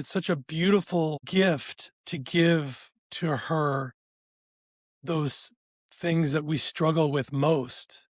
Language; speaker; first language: English; native; English